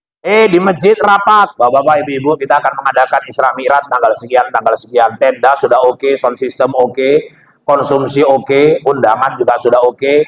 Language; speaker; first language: Indonesian; native; Indonesian